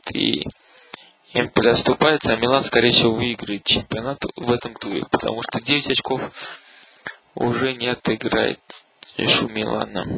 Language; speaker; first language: Russian; native; Russian